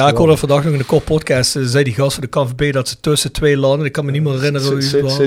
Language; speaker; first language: Dutch; native; Dutch